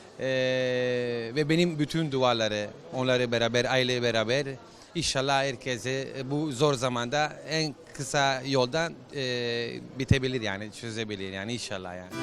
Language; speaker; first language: Turkish; non-native, learner; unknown